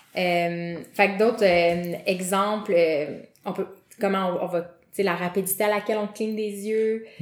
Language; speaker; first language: French; native; French